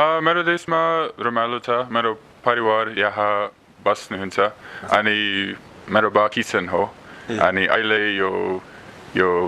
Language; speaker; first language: Nepali; non-native, learner; English